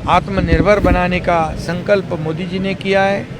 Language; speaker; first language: Hindi; non-native, local second language; Marathi